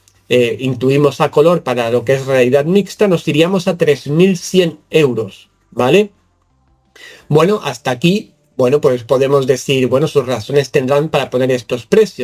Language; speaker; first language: Spanish; native; Spanish